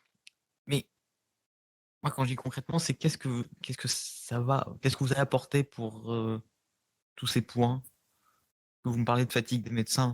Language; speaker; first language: French; native; French